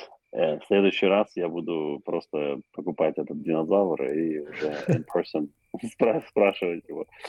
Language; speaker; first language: Russian; native; Russian